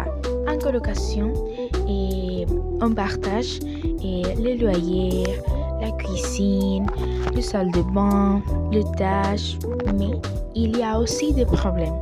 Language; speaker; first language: French; non-native, learner; Spanish